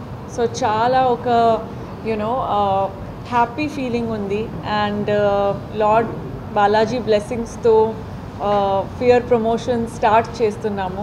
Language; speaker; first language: Telugu; non-native, fluent; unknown